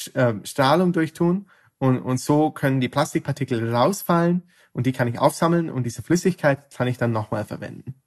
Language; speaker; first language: German; non-native, fluent; English